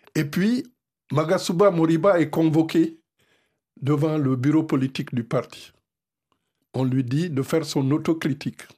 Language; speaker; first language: French; non-native, local second language; Fula